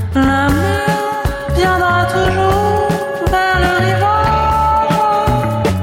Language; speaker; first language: French; non-native, local second language; Berber languages